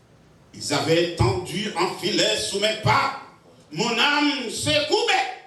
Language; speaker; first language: French; non-native, local second language; Haitian Creole